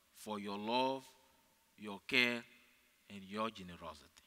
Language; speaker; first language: English; non-native, fluent; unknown